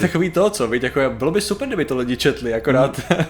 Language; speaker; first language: Czech; native; Czech